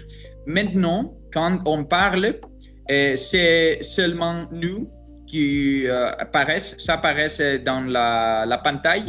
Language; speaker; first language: French; non-native, learner; Greek